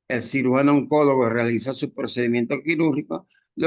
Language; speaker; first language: Spanish; native; Spanish